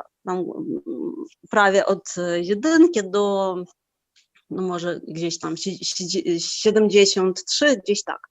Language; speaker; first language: Polish; non-native, fluent; Ukrainian